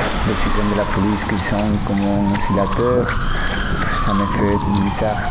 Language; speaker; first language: French; non-native, learner; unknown